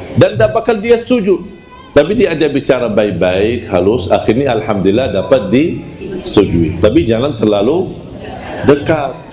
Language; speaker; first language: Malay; non-native, fluent; Arabic